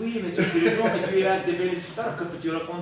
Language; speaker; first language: French; non-native, learner; Bulgarian